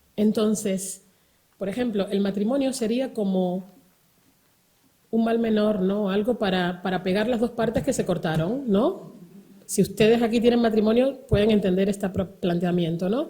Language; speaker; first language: Spanish; native; Spanish